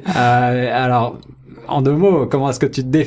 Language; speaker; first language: French; native; French